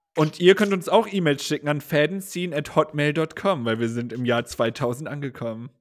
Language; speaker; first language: German; native; German